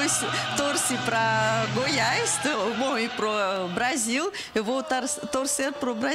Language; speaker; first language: Portuguese; non-native, fluent; Russian